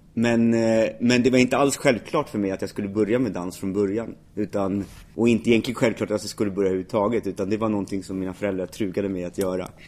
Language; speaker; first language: Swedish; native; Swedish